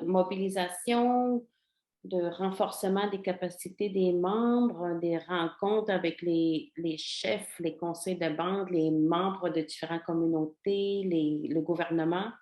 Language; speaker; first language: French; non-native, local second language; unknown